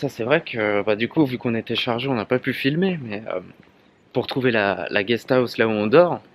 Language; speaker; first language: French; native; French